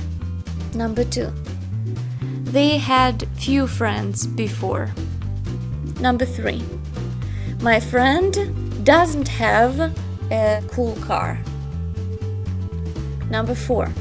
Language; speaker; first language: English; non-native, fluent; Russian